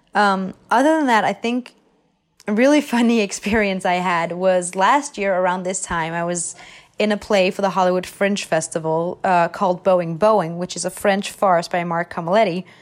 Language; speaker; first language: English; non-native, fluent; Danish